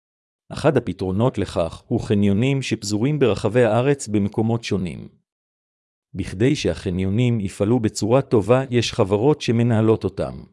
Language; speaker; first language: Hebrew; native; Hebrew